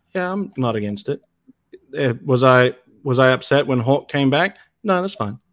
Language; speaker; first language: English; native; English